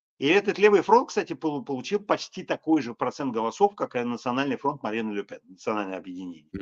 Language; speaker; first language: Russian; native; Russian